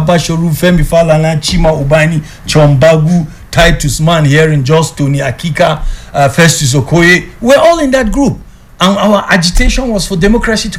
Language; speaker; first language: English; non-native, local second language; Hausa